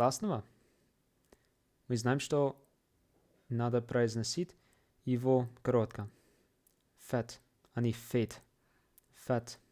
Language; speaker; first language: Russian; non-native, fluent; English